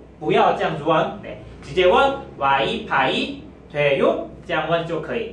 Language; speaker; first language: Chinese; non-native, fluent; Korean